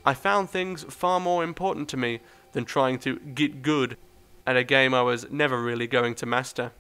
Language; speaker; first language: English; native; English